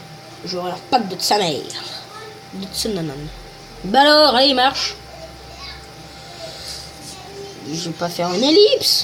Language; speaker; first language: French; native; French